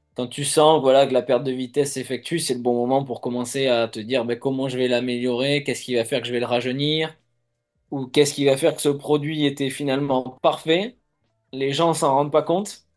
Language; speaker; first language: French; native; French